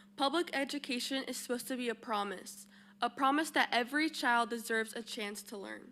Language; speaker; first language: English; early bilingual, other home language; Spanish